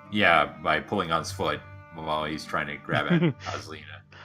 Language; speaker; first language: English; native; English